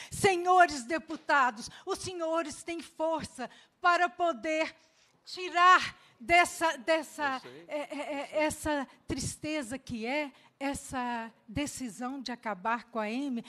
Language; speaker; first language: Portuguese; native; Portuguese